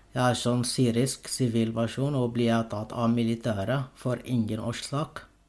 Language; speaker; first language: Norwegian; non-native, fluent; Arabic